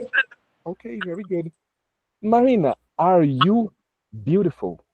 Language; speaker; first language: English; non-native, fluent; Portuguese